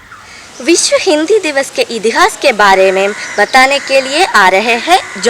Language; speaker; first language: Hindi; non-native, local second language; Malayalam